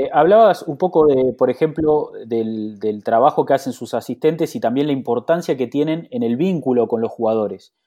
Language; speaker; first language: Spanish; native; Spanish